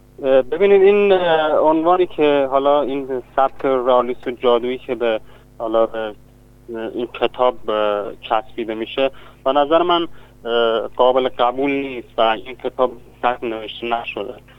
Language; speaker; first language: Persian; non-native, local second language; Kurdish